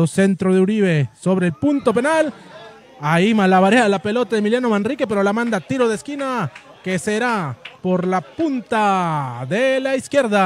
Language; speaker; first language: Spanish; native; Spanish